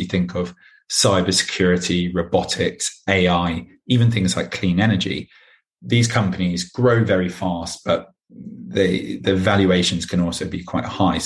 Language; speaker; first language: English; native; English